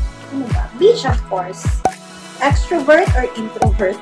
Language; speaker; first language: English; non-native, local second language; Cebuano